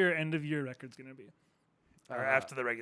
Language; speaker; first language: English; native; English